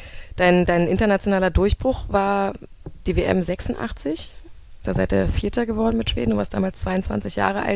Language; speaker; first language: German; native; German